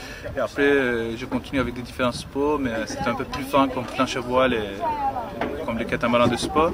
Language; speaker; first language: French; non-native, fluent; Turkish